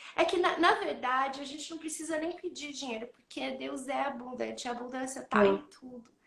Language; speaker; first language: Portuguese; native; Portuguese